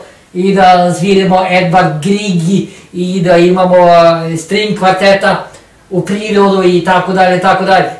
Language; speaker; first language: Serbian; non-native, learner; Norwegian